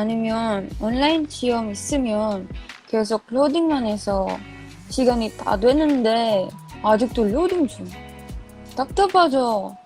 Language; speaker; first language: Korean; non-native, learner; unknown